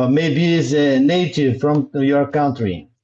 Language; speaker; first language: English; non-native, learner; Portuguese